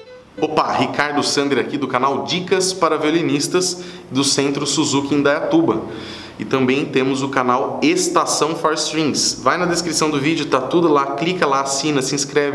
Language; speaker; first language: Portuguese; native; Portuguese